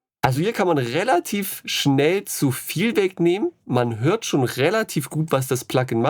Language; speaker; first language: German; native; German